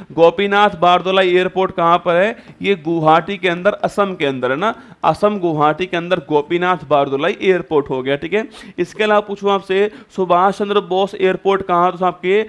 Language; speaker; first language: Hindi; native; Hindi